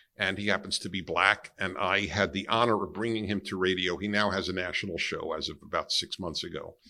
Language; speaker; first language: English; native; English